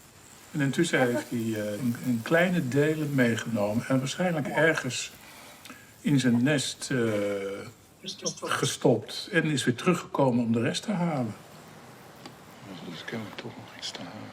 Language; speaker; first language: Dutch; native; Dutch